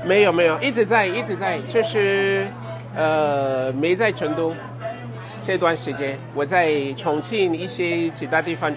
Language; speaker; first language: Chinese; non-native, fluent; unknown